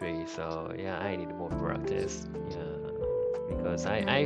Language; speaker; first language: English; non-native, learner; Japanese